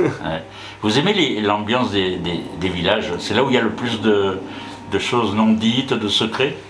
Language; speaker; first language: French; native; French